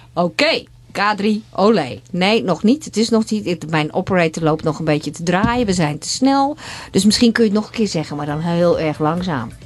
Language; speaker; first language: Dutch; native; Dutch